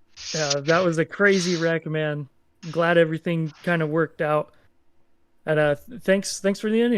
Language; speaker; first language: English; native; English